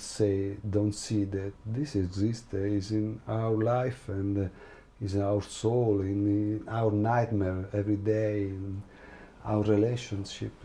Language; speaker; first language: English; non-native, learner; Italian